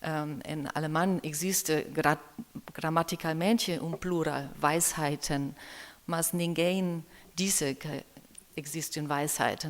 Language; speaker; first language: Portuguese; non-native, learner; German